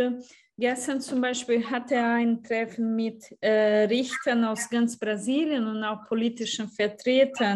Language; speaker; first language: German; non-native, fluent; Portuguese